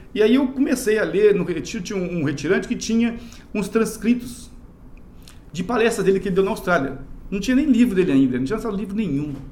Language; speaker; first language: Portuguese; native; Portuguese